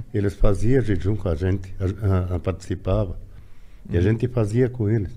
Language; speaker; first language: Portuguese; non-native, fluent; Arabic